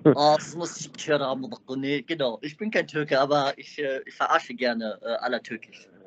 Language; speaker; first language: German; native; German